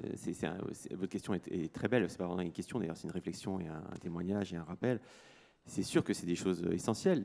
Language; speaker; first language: French; native; French